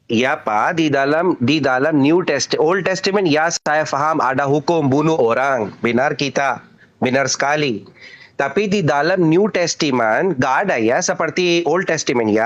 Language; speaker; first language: Indonesian; non-native, learner; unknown